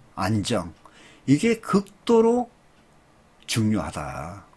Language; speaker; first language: Korean; native; Korean